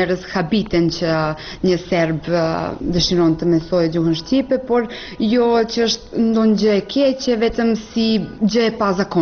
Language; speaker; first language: Albanian; non-native, fluent; Serbian